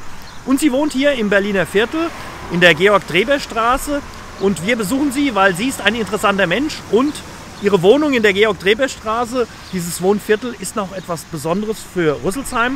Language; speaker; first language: German; native; German